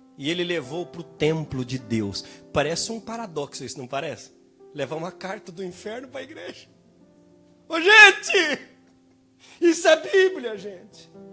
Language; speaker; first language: Portuguese; native; Portuguese